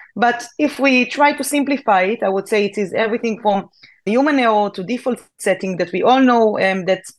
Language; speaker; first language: English; non-native, fluent; Hebrew